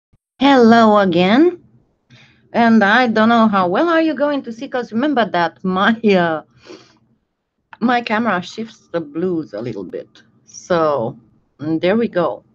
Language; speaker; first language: English; non-native, fluent; French